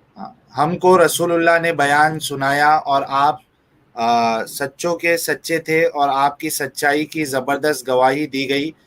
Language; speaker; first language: Hindi; native; Hindi